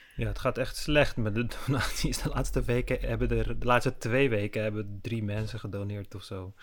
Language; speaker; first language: Dutch; early bilingual, other home language; Turkish